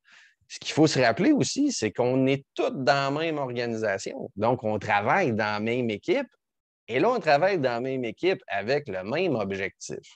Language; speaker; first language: French; native; French